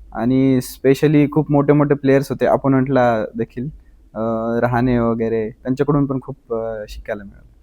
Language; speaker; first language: Marathi; native; Marathi